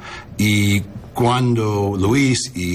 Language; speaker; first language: Spanish; non-native, learner; English